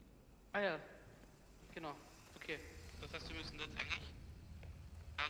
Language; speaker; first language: German; native; German